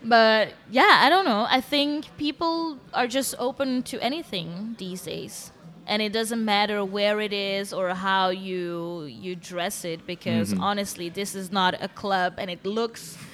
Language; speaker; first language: English; non-native, fluent; Dutch